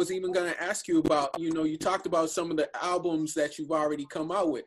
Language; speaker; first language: English; native; English